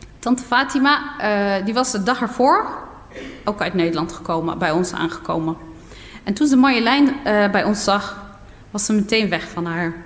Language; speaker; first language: Dutch; early bilingual, other home language; Riffian